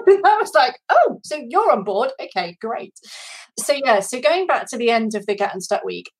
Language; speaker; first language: English; native; English